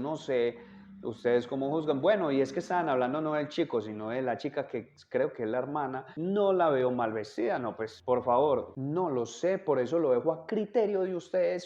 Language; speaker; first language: Spanish; native; Spanish